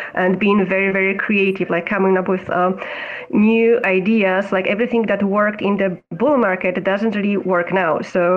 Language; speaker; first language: English; non-native, fluent; Polish